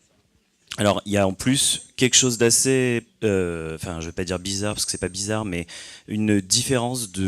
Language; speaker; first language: French; native; French